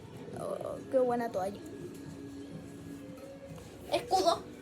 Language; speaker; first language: Spanish; native; Spanish